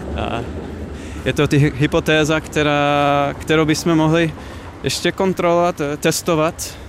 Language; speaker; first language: Czech; non-native, fluent; English